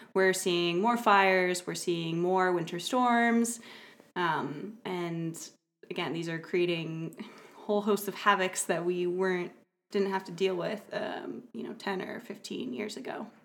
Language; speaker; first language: English; native; English